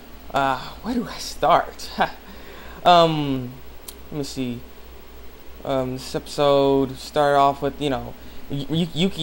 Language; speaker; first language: English; native; English